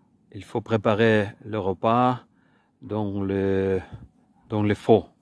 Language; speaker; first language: French; non-native, learner; Ukrainian